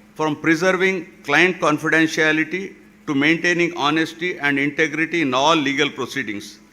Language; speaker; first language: English; non-native, local second language; Kannada